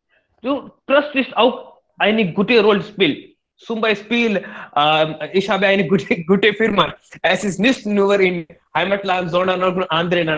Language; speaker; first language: German; non-native, learner; Hindi